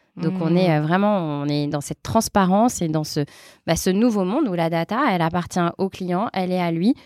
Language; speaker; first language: French; native; French